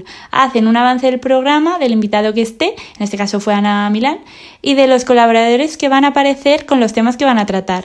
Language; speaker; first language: Spanish; native; Spanish